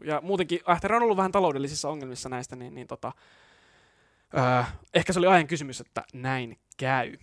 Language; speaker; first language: Finnish; native; Finnish